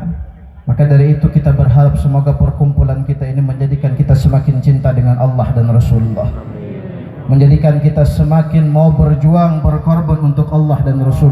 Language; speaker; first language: Indonesian; non-native, local second language; Banjar